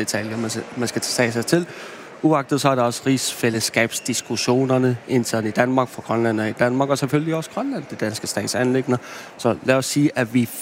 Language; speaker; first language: Danish; non-native, local second language; Kalaallisut